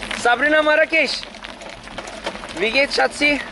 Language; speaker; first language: Turkish; early bilingual, heritage; Turkish